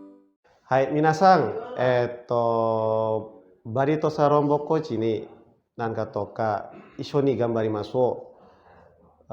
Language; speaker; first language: Japanese; non-native, learner; Indonesian